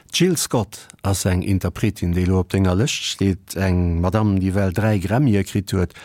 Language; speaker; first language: Luxembourgish; native; Luxembourgish